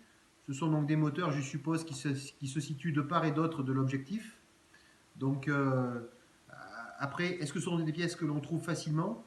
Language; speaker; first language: French; native; French